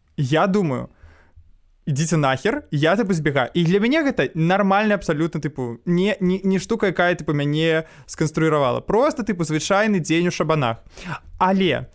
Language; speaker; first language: Belarusian; non-native, local second language; Russian